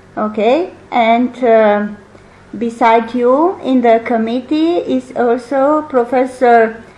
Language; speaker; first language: English; non-native, fluent; Romanian